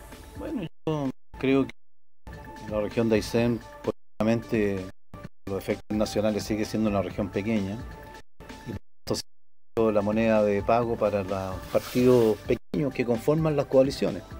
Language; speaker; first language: Spanish; native; Spanish